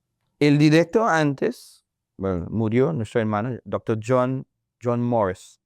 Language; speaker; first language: Spanish; non-native, learner; English